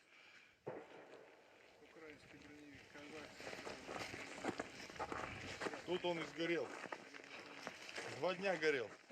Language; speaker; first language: Russian; native; Russian